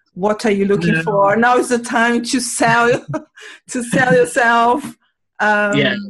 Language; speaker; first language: English; non-native, fluent; Portuguese